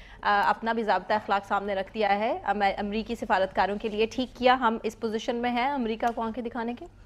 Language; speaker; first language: Urdu; native; Urdu